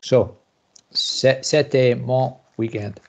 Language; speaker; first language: French; non-native, learner; English